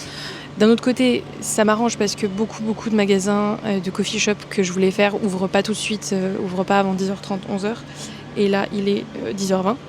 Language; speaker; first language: French; native; French